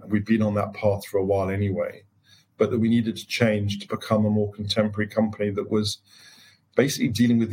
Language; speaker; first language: English; native; English